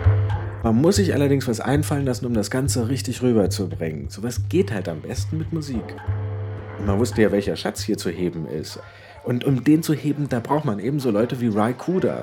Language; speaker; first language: German; native; German